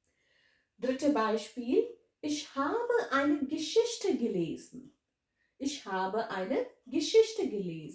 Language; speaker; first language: German; non-native, fluent; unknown